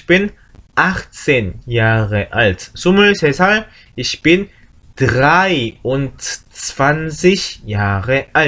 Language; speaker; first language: German; non-native, learner; Korean